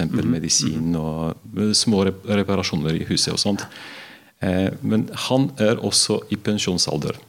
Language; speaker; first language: Norwegian; non-native, fluent; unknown